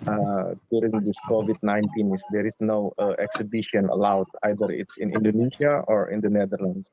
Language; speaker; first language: English; non-native, fluent; Indonesian